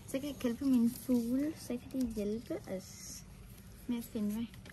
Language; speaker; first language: Danish; native; Danish